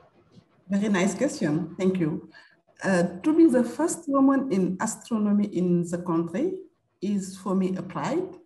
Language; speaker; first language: English; non-native, fluent; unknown